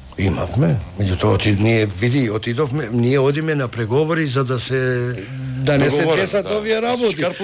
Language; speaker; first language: Macedonian; non-native, local second language; Albanian